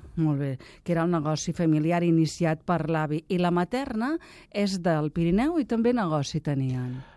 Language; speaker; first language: Catalan; native; Catalan